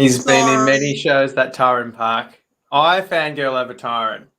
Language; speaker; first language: English; native; English